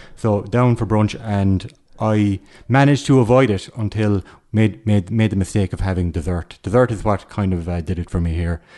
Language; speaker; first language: English; native; English